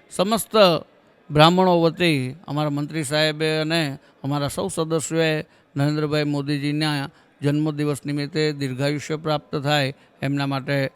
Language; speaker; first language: Gujarati; native; Gujarati